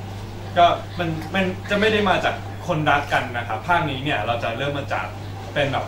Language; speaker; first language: Chinese; non-native, learner; Thai